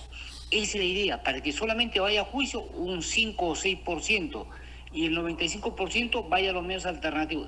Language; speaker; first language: Spanish; native; Spanish